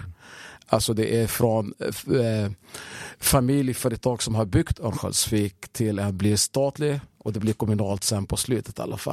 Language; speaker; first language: Swedish; non-native, fluent; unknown